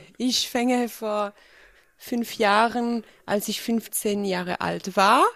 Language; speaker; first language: German; non-native, fluent; French